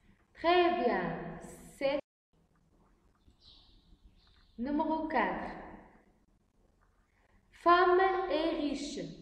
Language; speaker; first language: French; non-native, fluent; Arabic